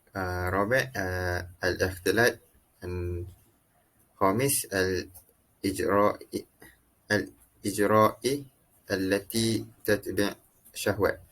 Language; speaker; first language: Arabic; non-native, learner; Malay